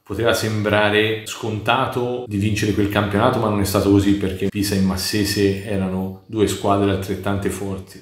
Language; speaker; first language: Italian; native; Italian